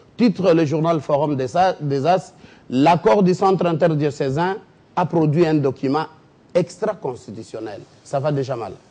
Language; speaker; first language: French; non-native, local second language; Lingala